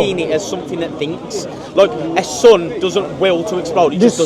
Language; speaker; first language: English; native; English